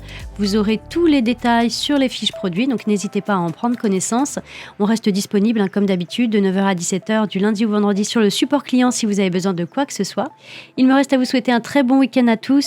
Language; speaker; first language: French; native; French